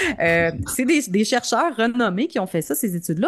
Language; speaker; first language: French; native; French